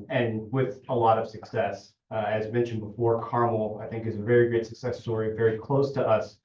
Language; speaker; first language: English; non-native, fluent; Italian